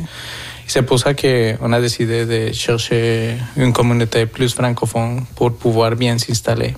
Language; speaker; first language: French; non-native, fluent; Spanish